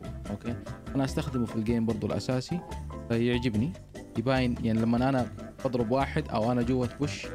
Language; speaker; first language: Arabic; native; Arabic